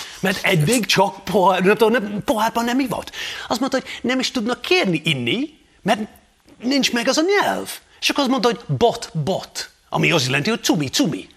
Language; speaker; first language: Hungarian; non-native, fluent; English